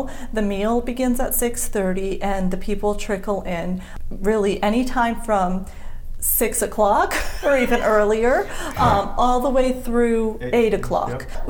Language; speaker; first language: English; native; English